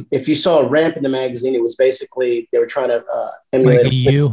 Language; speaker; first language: English; native; English